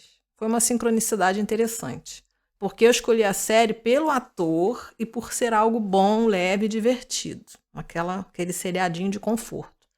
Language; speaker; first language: Portuguese; native; Portuguese